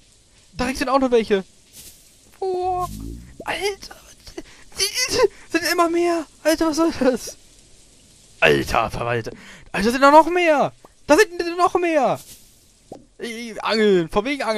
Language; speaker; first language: German; native; German